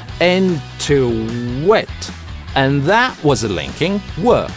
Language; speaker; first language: English; non-native, fluent; Russian